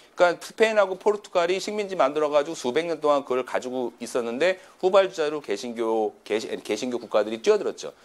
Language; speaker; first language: Korean; native; Korean